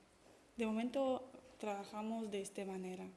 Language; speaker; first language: Spanish; non-native, fluent; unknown